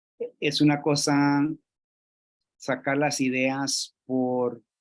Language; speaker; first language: Spanish; non-native, fluent; English